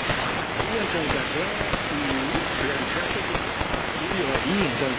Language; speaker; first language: Spanish; native; Spanish